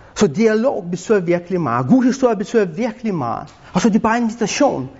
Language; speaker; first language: Danish; non-native, fluent; Lithuanian